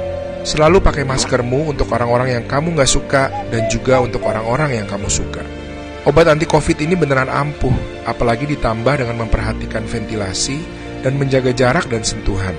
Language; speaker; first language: Indonesian; native; Indonesian